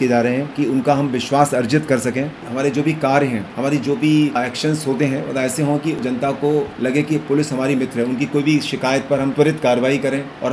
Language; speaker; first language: Hindi; native; Hindi